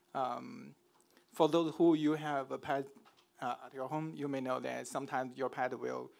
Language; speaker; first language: English; non-native, fluent; Chinese